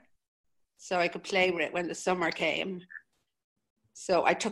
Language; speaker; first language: English; native; English